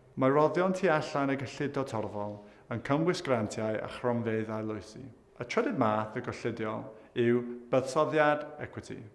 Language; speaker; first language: Welsh; non-native, local second language; English